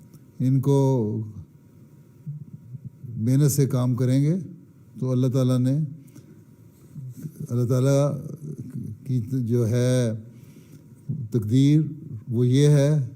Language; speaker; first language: Urdu; native; Urdu